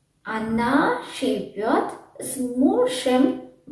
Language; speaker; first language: Russian; non-native, learner; Sinhala